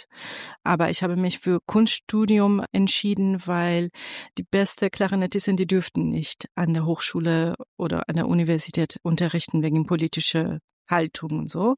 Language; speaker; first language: German; non-native, fluent; Persian